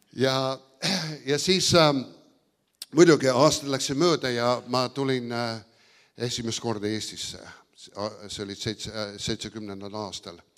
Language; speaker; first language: Estonian; early bilingual, heritage; Estonian